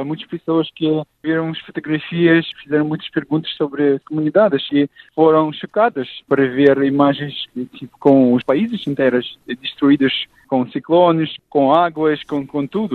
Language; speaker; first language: Portuguese; non-native, fluent; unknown